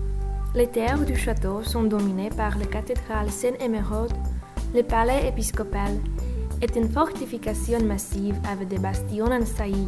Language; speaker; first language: French; non-native, learner; Slovak